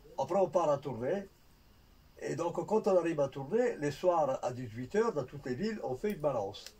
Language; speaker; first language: French; non-native, fluent; Italian